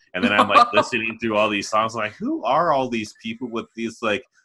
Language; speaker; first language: English; native; English